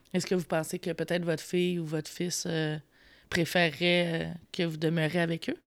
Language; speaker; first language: French; native; French